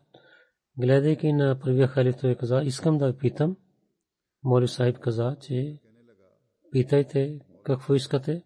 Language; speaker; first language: Bulgarian; non-native, fluent; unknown